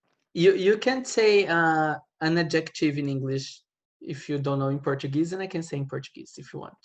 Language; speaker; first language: English; non-native, fluent; Portuguese